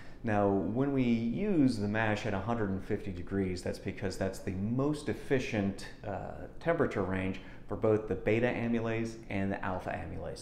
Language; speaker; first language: English; native; English